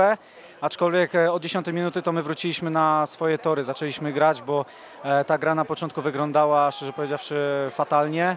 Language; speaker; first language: Polish; native; Polish